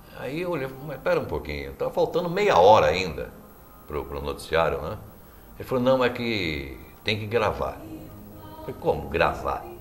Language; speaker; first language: Portuguese; native; Portuguese